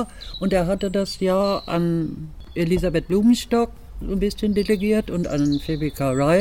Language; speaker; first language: German; native; German